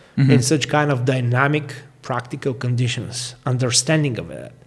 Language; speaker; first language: English; non-native, fluent; Bulgarian